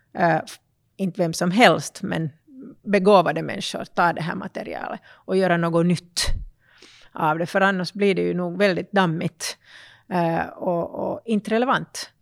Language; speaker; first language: Swedish; native; Swedish